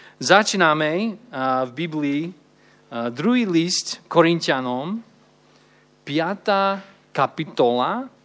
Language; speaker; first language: Slovak; non-native, fluent; English